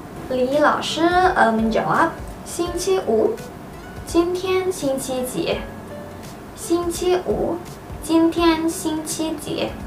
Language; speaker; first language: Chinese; non-native, fluent; Indonesian